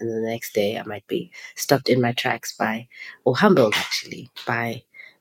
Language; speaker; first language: English; non-native, local second language; Xhosa